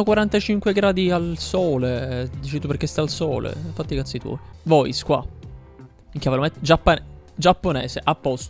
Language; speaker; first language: Italian; native; Italian